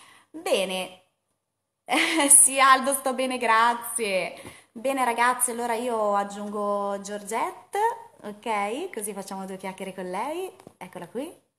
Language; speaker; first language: Italian; native; Italian